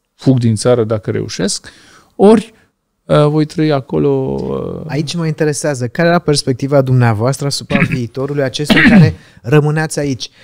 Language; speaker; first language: Romanian; native; Romanian